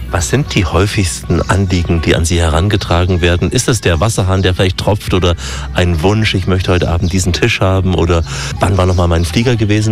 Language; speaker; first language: German; native; German